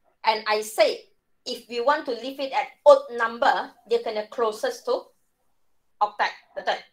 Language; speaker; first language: English; non-native, local second language; Malay